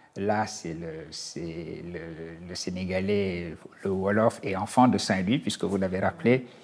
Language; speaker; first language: French; non-native, local second language; Wolof